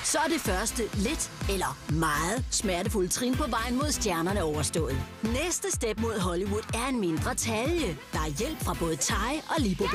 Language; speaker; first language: Danish; native; Danish